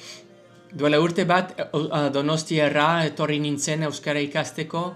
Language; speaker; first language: Basque; non-native, learner; English